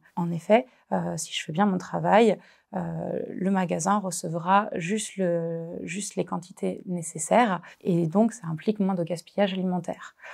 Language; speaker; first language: French; native; French